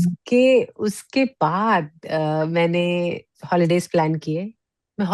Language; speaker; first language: Hindi; native; Hindi